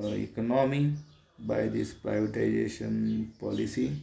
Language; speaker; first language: English; non-native, local second language; Marathi